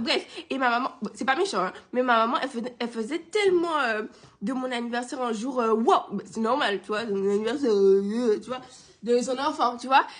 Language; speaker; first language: French; native; French